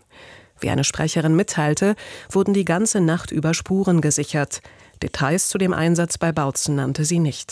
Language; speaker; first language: German; native; German